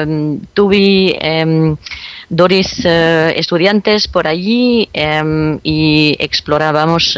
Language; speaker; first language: Spanish; non-native, fluent; French